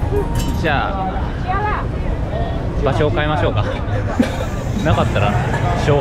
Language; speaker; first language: Japanese; native; Japanese